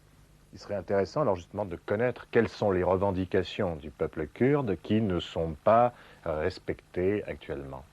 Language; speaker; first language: French; native; French